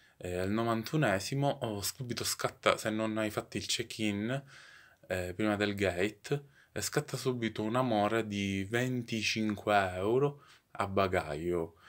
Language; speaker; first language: Italian; native; Italian